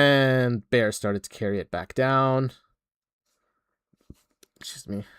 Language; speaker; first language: English; native; English